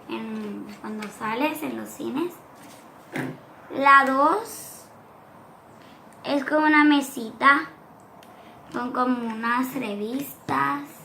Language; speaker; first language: Spanish; early bilingual, heritage; Spanish